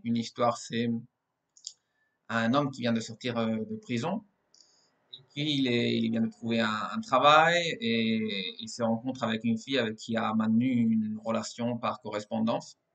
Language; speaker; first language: French; non-native, fluent; Spanish